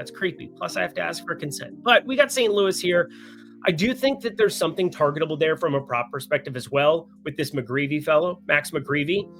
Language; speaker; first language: English; native; English